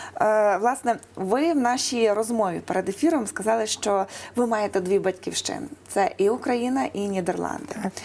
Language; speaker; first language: Ukrainian; native; Ukrainian